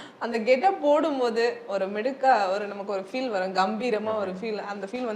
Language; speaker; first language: Tamil; native; Tamil